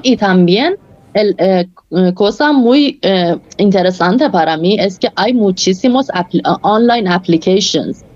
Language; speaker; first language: Spanish; non-native, fluent; Persian